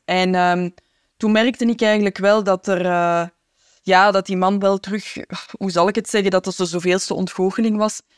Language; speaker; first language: Dutch; native; Dutch